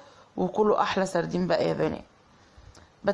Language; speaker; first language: Arabic; native; Arabic